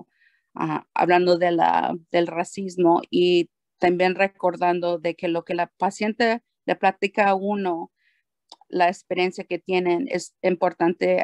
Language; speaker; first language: Spanish; early bilingual, heritage; Spanish